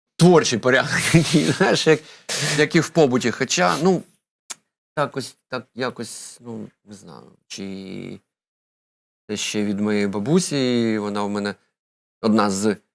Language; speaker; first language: Ukrainian; non-native, local second language; Russian